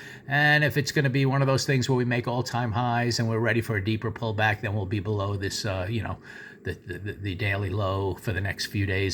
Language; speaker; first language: English; native; English